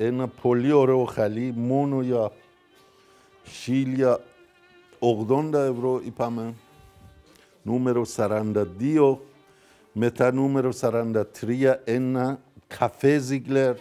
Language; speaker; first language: Greek; non-native, fluent; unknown